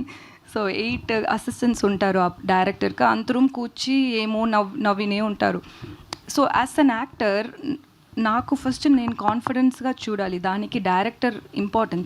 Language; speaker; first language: Telugu; non-native, learner; Tamil